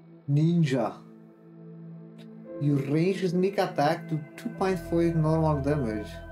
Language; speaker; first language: English; non-native, fluent; Romanian